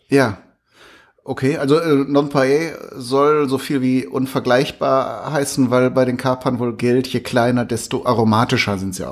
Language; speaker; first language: German; native; German